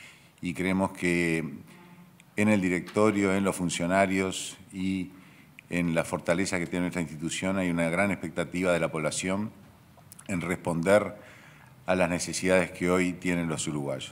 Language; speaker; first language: Spanish; native; Spanish